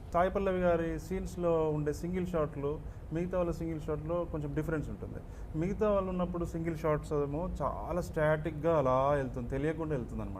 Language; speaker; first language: Telugu; native; Telugu